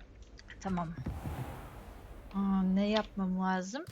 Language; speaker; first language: Turkish; non-native, learner; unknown